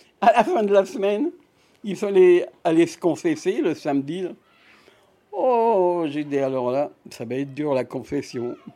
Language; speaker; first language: French; native; French